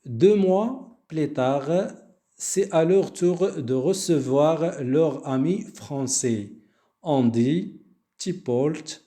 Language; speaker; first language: French; non-native, local second language; Arabic